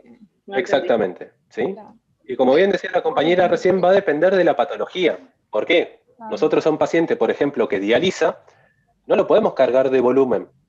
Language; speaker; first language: Spanish; native; Spanish